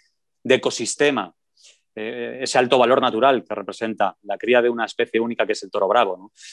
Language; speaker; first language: Spanish; native; Spanish